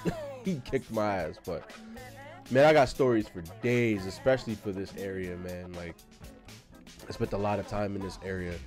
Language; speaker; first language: English; native; English